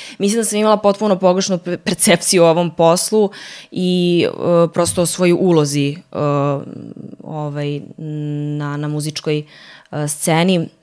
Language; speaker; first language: Serbian; early bilingual, heritage; Serbian